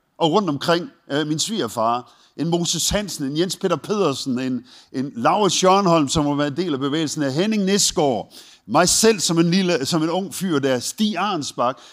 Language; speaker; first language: Danish; native; Danish